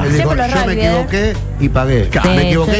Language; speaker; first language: Spanish; native; Spanish